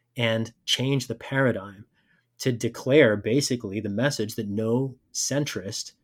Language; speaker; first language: English; native; English